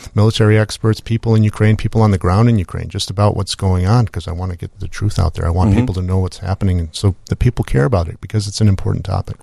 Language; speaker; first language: English; early bilingual, other home language; Ukrainian